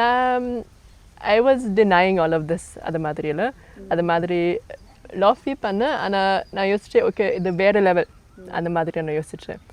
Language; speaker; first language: Tamil; non-native, learner; German